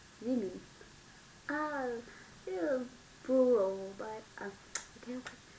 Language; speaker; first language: English; non-native, learner; Vietnamese